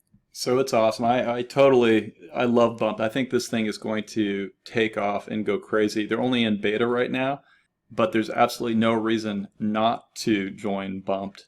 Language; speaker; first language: English; native; English